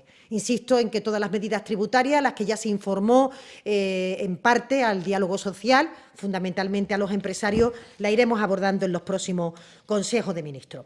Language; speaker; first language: Spanish; native; Spanish